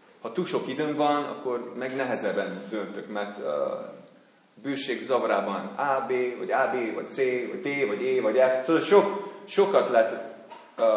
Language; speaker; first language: Hungarian; non-native, fluent; English